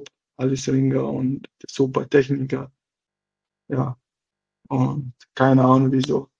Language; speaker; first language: German; non-native, local second language; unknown